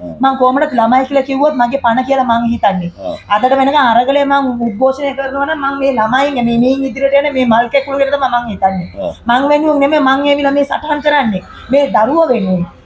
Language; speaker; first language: Sinhala; non-native, local second language; Tamil